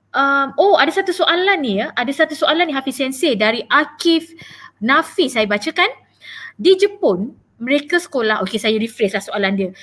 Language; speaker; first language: Malay; native; Malay